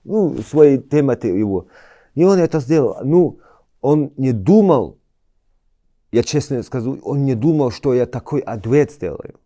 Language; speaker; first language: Russian; early bilingual, heritage; Chechen